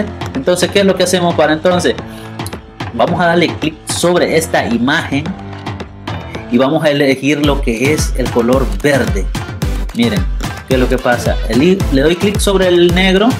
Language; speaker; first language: Spanish; native; Spanish